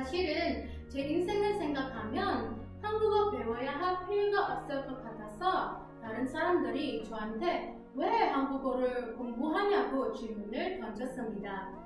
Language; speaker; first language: Korean; non-native, learner; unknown